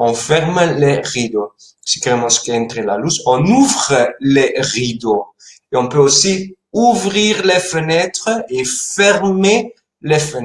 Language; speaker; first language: French; non-native, fluent; Spanish